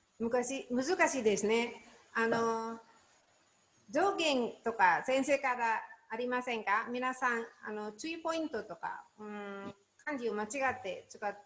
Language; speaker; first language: Japanese; non-native, learner; Indonesian